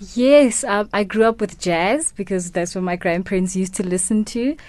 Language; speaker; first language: English; non-native, local second language; Tswana